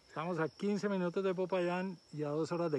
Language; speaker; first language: Spanish; native; Spanish